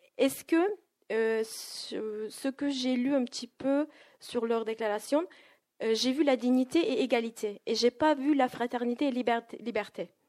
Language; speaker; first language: French; non-native, fluent; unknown